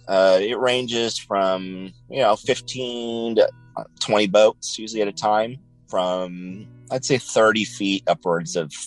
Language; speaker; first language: English; native; English